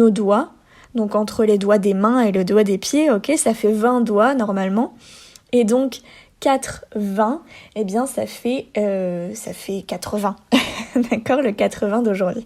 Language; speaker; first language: French; native; French